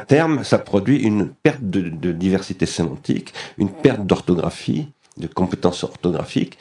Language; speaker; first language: French; native; French